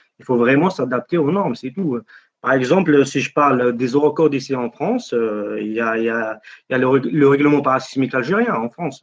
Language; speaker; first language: French; non-native, local second language; Arabic